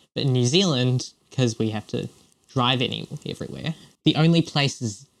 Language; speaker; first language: English; non-native, local second language; Cantonese